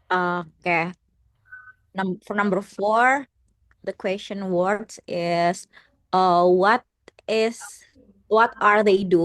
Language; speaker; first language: English; non-native, learner; Indonesian